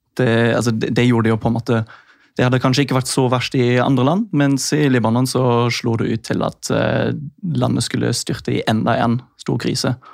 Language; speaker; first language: Norwegian; non-native, fluent; English